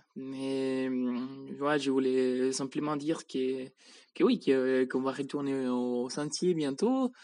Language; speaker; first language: French; non-native, fluent; Spanish